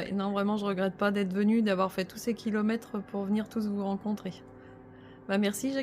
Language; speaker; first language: French; native; French